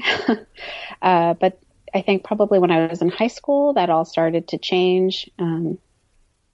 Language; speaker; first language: English; native; English